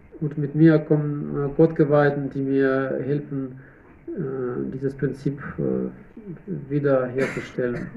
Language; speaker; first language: German; non-native, fluent; Russian